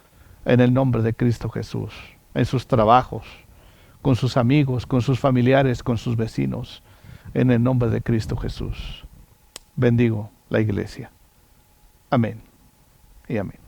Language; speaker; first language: Spanish; native; Spanish